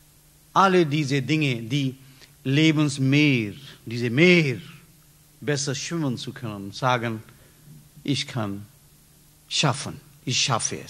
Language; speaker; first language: German; non-native, learner; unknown